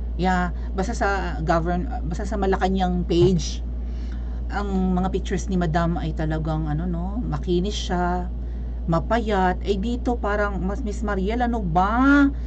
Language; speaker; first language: Filipino; non-native, local second language; Cebuano